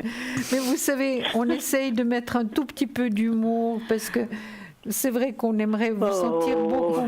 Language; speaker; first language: French; native; French